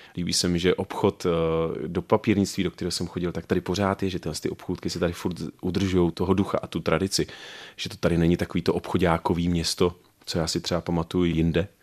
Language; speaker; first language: Czech; native; Czech